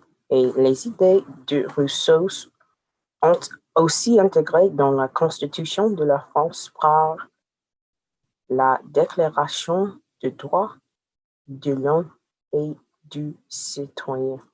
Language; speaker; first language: French; non-native, learner; English